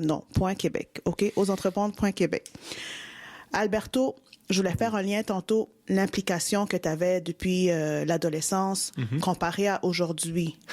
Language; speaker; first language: French; native; French